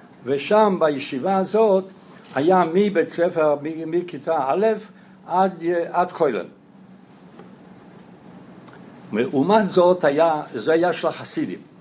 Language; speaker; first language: Hebrew; non-native, fluent; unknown